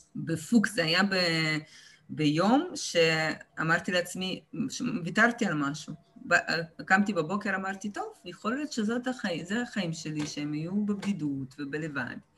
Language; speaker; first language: Hebrew; early bilingual, other home language; Russian